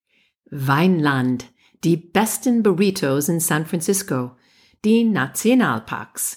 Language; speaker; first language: German; non-native, fluent; English